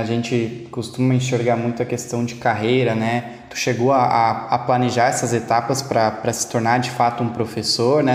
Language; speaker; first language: Portuguese; native; Portuguese